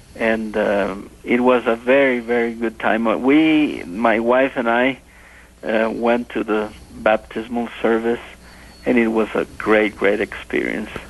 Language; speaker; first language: English; non-native, fluent; Spanish